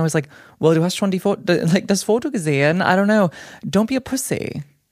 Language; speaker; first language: English; native; English